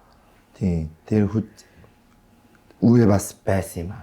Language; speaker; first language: Mongolian; non-native, fluent; Korean